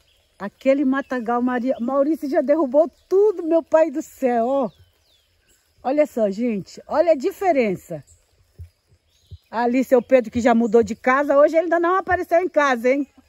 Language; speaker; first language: Portuguese; native; Portuguese